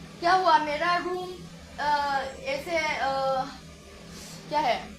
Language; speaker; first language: Hindi; non-native, learner; Mizo